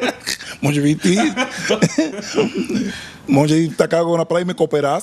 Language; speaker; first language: Bulgarian; non-native, learner; Spanish